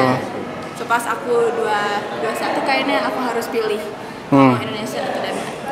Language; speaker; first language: Indonesian; early bilingual, heritage; English